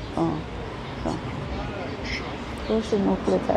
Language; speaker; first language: Georgian; non-native, local second language; Russian